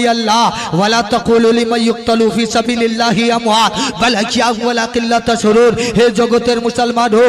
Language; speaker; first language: Bangla; non-native, local second language; Urdu